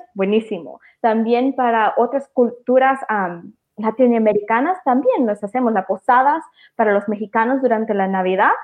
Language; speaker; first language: Spanish; early bilingual, heritage; Spanish